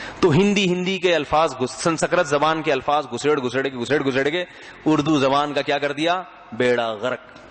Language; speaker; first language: Urdu; native; Urdu